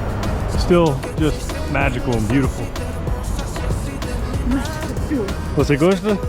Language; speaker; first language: Portuguese; non-native, learner; English